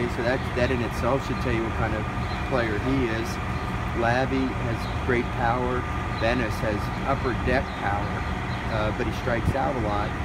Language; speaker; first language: English; native; English